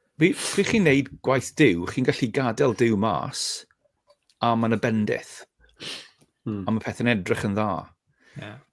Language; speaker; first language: Welsh; native; Welsh